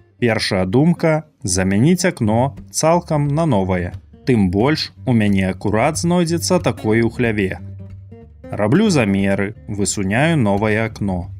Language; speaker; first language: Belarusian; native; Belarusian